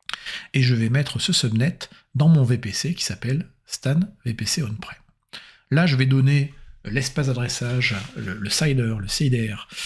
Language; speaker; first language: French; native; French